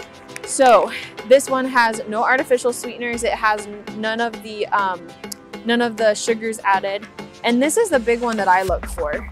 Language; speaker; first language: English; native; English